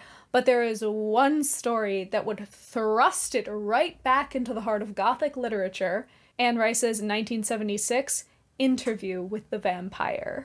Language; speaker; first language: English; native; English